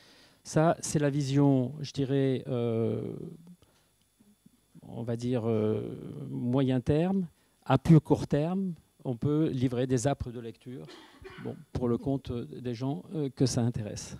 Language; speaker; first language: French; native; French